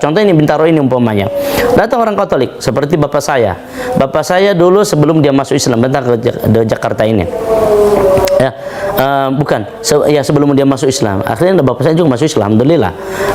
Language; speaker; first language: Indonesian; non-native, local second language; Nias